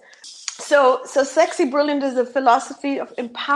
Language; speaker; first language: English; non-native, local second language; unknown